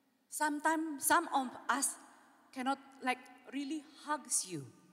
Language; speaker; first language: English; non-native, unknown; Indonesian